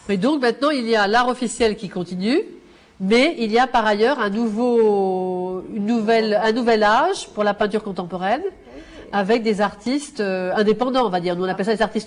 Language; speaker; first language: French; native; French